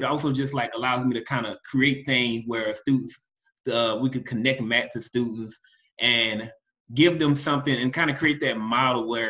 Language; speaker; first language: English; native; English